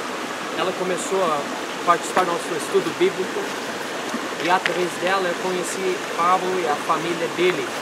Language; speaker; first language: Portuguese; non-native, fluent; English